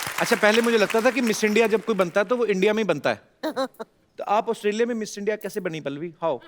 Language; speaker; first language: Hindi; non-native, local second language; Punjabi